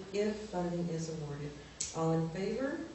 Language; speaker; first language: English; native; English